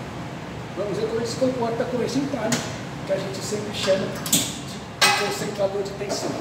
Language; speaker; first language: Portuguese; native; Portuguese